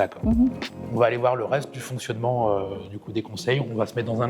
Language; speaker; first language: French; native; French